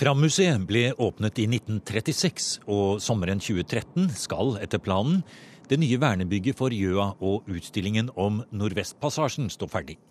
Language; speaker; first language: Norwegian; native; Norwegian